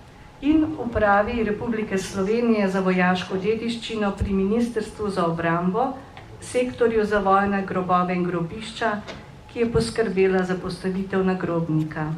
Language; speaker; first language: Slovenian; native; Slovenian